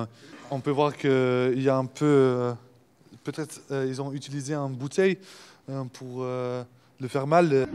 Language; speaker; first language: French; non-native, fluent; Turkish